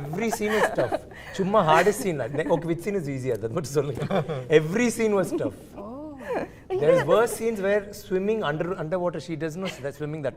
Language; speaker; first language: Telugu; non-native, learner; Tamil